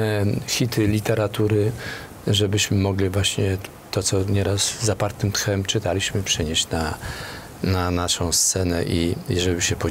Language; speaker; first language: Polish; native; Polish